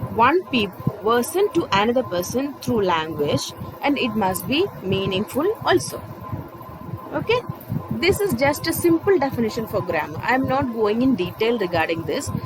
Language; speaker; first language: English; non-native, local second language; Malayalam